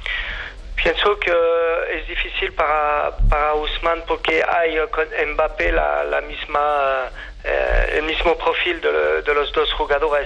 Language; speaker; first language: Spanish; non-native, fluent; French